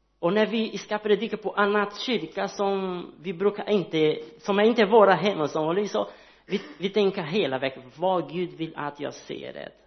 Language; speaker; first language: Swedish; non-native, learner; Portuguese